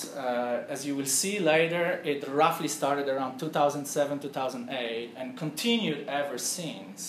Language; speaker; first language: English; non-native, fluent; Polish